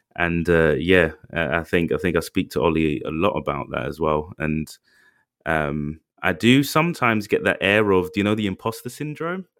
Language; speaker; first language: English; native; English